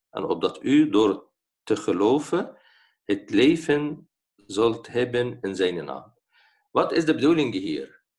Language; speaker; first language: Dutch; non-native, fluent; Arabic